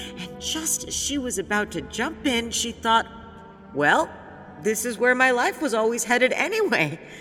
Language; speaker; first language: English; early bilingual, other home language; Spanish